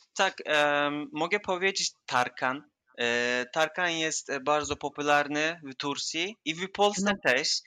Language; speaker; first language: Polish; non-native, learner; Turkish